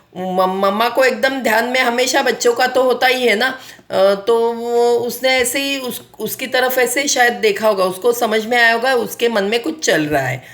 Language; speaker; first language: Hindi; non-native, local second language; Marathi